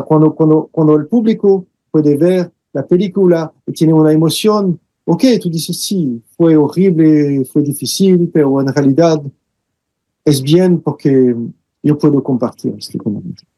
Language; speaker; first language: Spanish; non-native, fluent; French